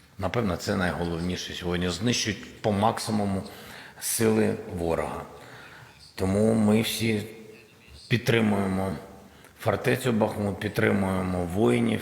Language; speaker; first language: Ukrainian; non-native, local second language; Russian